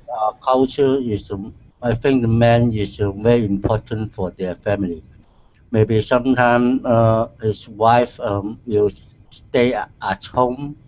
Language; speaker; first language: English; non-native, learner; Chinese